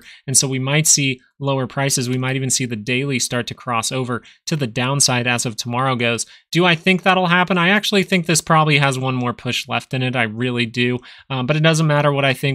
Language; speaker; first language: English; native; English